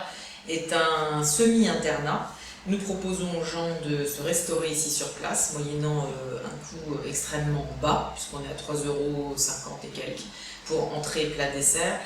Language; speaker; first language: French; native; French